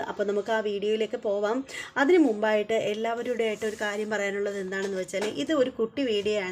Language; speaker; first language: Malayalam; native; Malayalam